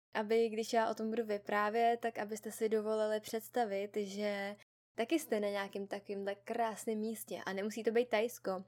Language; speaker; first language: Czech; native; Czech